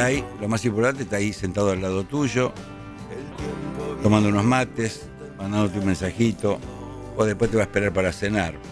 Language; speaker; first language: Spanish; native; Spanish